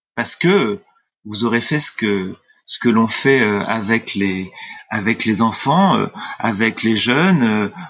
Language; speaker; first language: French; native; French